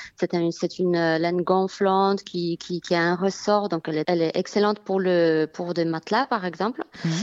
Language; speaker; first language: French; non-native, fluent; Polish